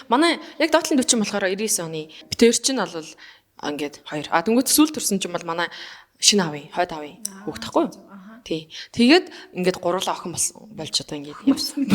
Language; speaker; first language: Mongolian; native; Mongolian